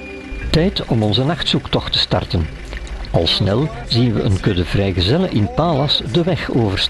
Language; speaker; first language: Dutch; native; Dutch